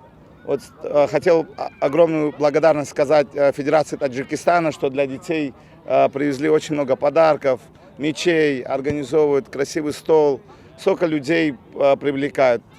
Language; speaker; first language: Russian; non-native, local second language; Uzbek